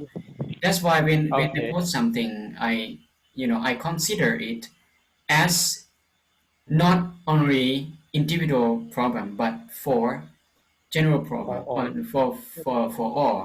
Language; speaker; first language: English; non-native, fluent; Lao